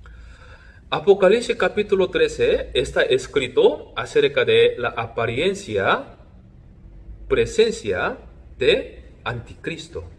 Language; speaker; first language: Spanish; non-native, fluent; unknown